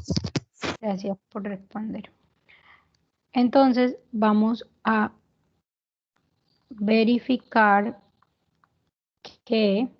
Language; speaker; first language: Spanish; native; Spanish